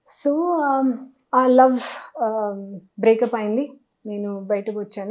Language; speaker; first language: Telugu; non-native, learner; Hindi